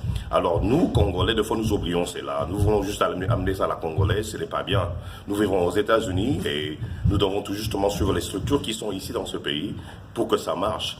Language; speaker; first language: French; non-native, local second language; Lingala